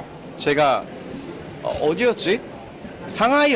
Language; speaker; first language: Korean; native; Korean